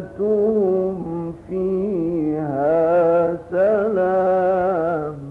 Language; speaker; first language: Arabic; native; Arabic